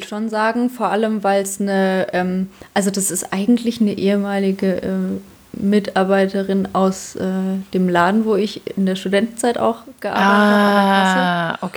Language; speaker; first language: German; early bilingual, other home language; Polish